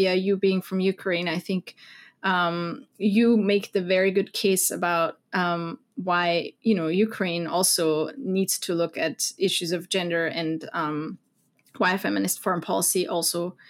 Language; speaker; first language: English; non-native, fluent; German